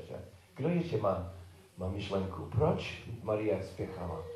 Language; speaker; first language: Czech; non-native, learner; English